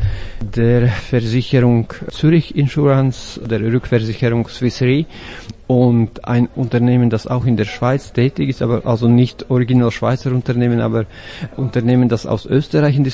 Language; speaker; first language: German; non-native, fluent; Slovak